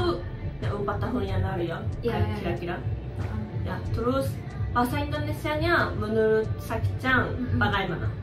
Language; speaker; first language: Indonesian; non-native, fluent; Japanese